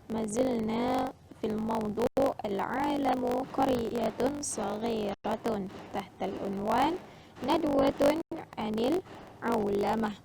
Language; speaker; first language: Arabic; non-native, fluent; Indonesian